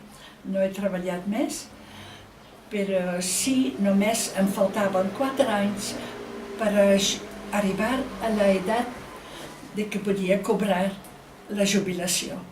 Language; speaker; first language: Catalan; non-native, fluent; Dutch